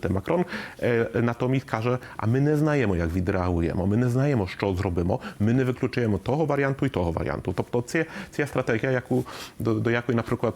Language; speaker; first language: Polish; non-native, learner; Ukrainian